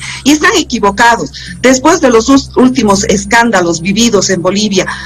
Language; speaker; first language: Spanish; native; Spanish